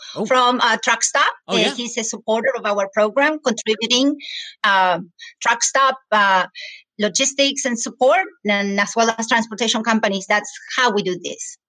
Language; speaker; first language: English; non-native, fluent; Spanish